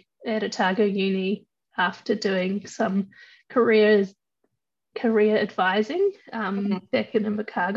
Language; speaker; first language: English; native; English